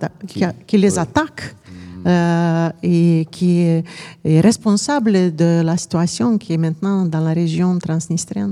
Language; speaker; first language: French; non-native, fluent; Romanian